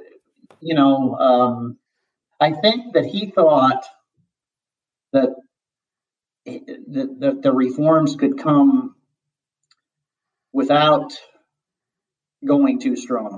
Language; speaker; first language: English; native; English